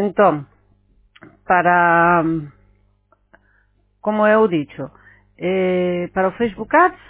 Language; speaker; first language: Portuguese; non-native, learner; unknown